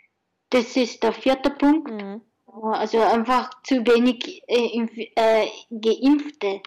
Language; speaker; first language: German; non-native, learner; Japanese